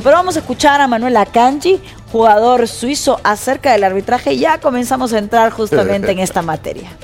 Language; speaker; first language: Spanish; native; Spanish